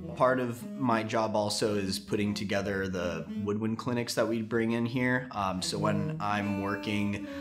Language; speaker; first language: English; native; English